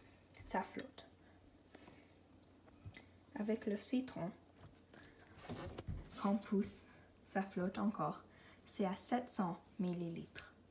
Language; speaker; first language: French; non-native, local second language; English